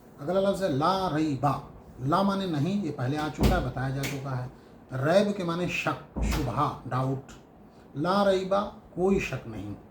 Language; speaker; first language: Urdu; native; Urdu